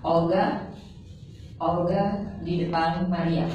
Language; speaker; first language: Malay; non-native, learner; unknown